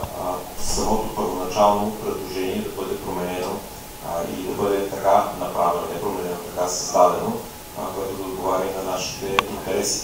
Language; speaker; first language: Bulgarian; native; Bulgarian